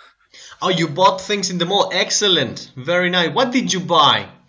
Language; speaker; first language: English; non-native, fluent; Spanish